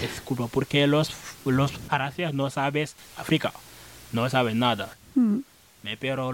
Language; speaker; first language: Spanish; non-native, learner; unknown